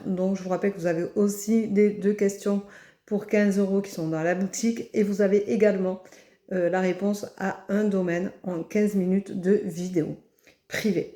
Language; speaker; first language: French; native; French